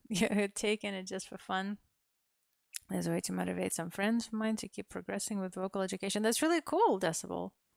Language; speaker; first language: English; non-native, fluent; Russian